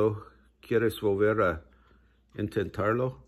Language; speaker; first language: Spanish; non-native, learner; English